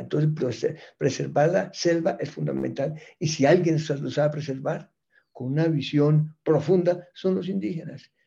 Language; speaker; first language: Spanish; early bilingual, other home language; English